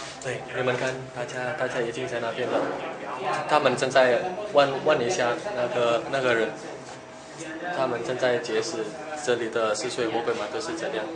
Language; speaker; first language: Chinese; non-native, learner; Indonesian